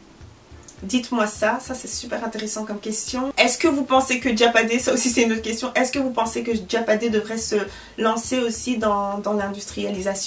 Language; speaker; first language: French; early bilingual, other home language; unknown